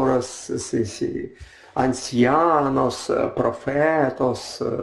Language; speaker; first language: Spanish; non-native, learner; Russian